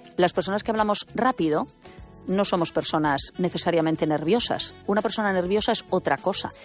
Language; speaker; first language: Spanish; native; Spanish